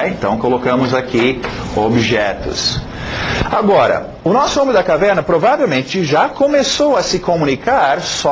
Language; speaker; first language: Portuguese; native; Portuguese